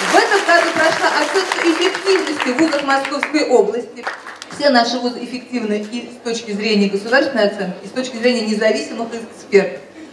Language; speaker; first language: Russian; native; Russian